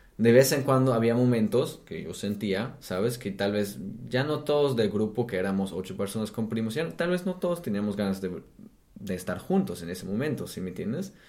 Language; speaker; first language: Spanish; non-native, fluent; German